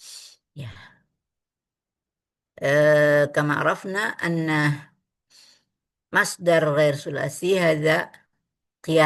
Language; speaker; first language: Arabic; non-native, fluent; Indonesian